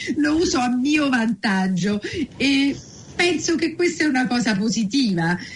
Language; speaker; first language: Italian; native; Italian